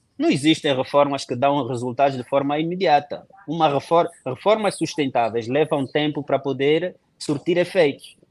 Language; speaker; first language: Portuguese; non-native, local second language; Kongo